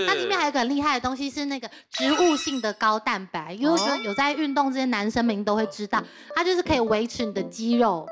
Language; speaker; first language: Chinese; native; Chinese